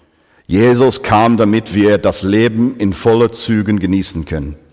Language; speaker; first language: German; non-native, fluent; English